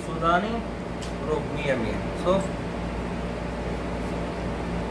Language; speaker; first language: Arabic; non-native, learner; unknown